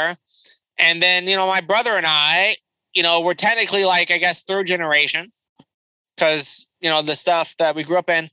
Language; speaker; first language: English; native; English